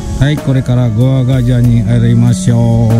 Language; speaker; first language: Japanese; non-native, fluent; Indonesian